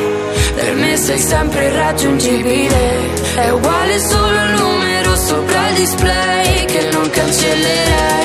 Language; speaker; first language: Italian; native; Italian